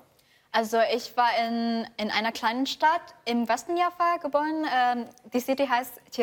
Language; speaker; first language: German; non-native, fluent; Indonesian